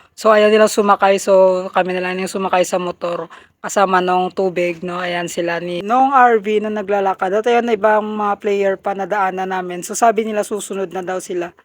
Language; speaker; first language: Filipino; non-native, local second language; Hiligaynon